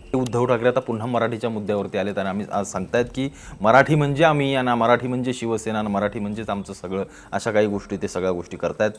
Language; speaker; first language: Marathi; native; Marathi